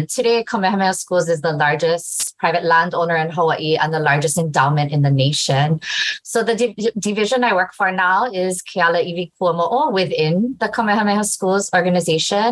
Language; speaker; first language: English; native; English